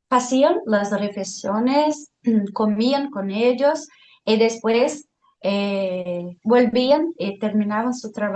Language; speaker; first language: Spanish; non-native, fluent; Portuguese